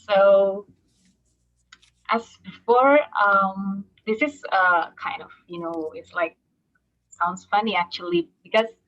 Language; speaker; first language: English; non-native, fluent; Indonesian